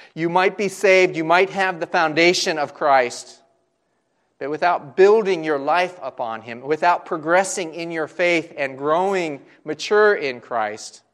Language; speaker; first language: English; native; English